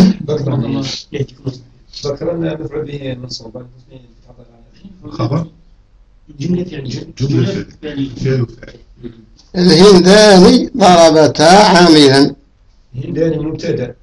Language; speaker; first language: Arabic; native; Arabic